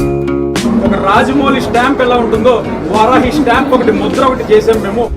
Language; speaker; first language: Telugu; native; Telugu